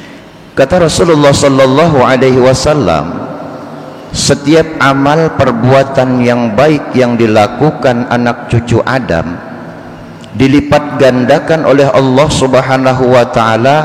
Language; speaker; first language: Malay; non-native, local second language; Banjar